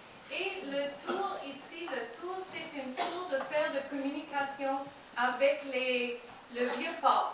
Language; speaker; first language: French; non-native, learner; English